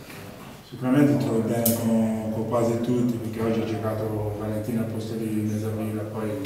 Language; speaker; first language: Italian; non-native, learner; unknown